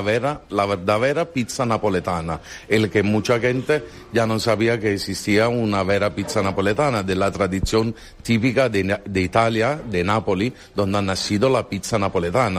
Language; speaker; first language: Spanish; non-native, fluent; Italian